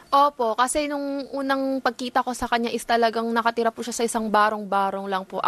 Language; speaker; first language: Filipino; native; Filipino